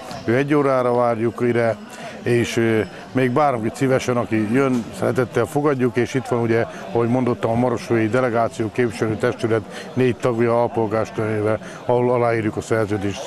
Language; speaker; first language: Hungarian; native; Hungarian